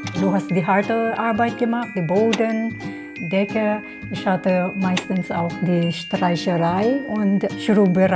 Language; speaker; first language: German; non-native, fluent; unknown